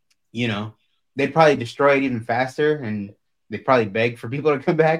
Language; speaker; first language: English; early bilingual, other home language; Spanish